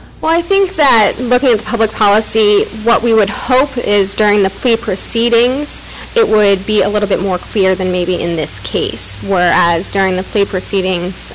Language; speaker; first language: English; native; English